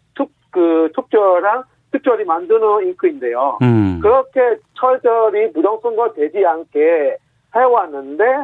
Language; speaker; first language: Korean; non-native, fluent; Burmese